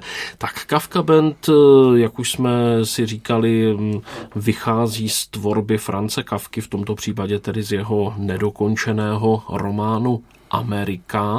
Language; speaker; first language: Czech; native; Czech